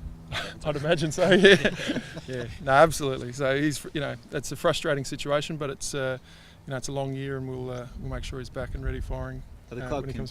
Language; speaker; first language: English; native; English